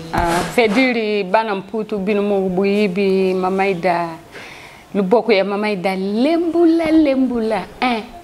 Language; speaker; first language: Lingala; non-native, local second language; Kituba (Democratic Republic of Congo)